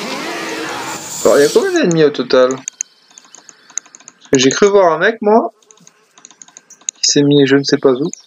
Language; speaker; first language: French; native; French